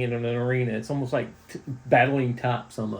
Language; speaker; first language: English; native; English